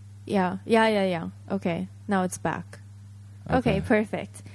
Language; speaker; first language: English; non-native, fluent; Japanese